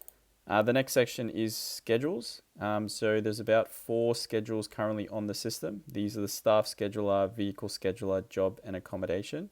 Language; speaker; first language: English; native; English